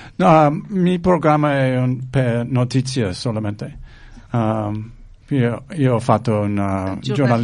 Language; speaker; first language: Italian; non-native, learner; English